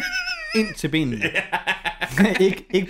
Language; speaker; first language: Danish; native; Danish